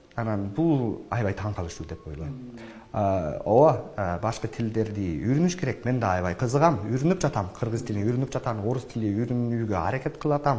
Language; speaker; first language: Kyrgyz; non-native, fluent; English